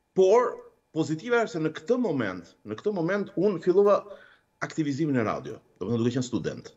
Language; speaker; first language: Albanian; native; Albanian